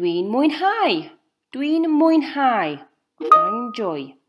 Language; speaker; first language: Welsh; non-native, local second language; English